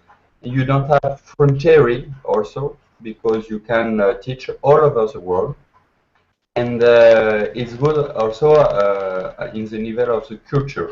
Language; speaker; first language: English; non-native, learner; French